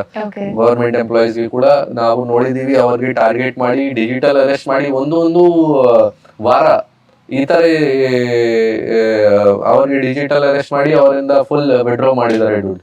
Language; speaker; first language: Kannada; non-native, local second language; Hindi